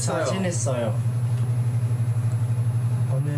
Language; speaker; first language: Korean; non-native, learner; Filipino